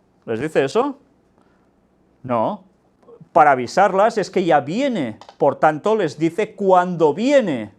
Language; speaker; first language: Spanish; native; Spanish